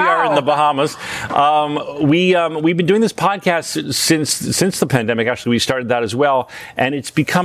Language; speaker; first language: English; native; English